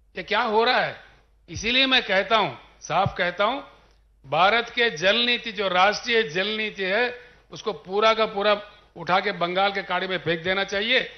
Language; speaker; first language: Hindi; non-native, local second language; Telugu